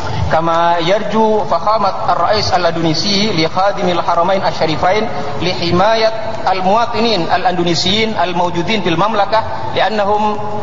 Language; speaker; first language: Arabic; non-native, fluent; Indonesian